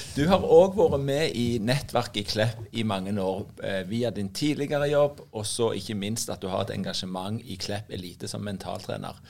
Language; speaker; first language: Norwegian; native; Norwegian